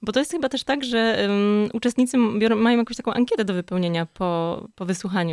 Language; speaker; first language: Polish; native; Polish